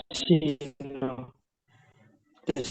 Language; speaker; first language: Japanese; non-native, learner; Indonesian